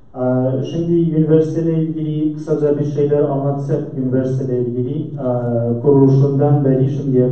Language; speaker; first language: Turkish; non-native, fluent; Central Kurdish